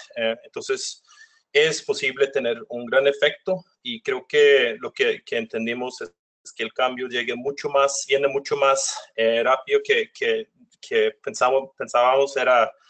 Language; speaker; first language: Spanish; non-native, fluent; Norwegian